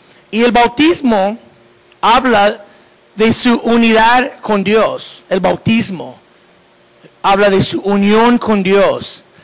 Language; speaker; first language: Spanish; non-native, fluent; English